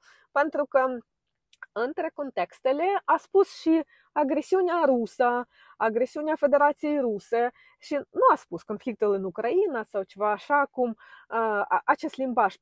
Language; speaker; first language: Romanian; non-native, fluent; Ukrainian